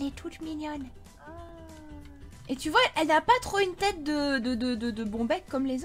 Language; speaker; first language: French; native; French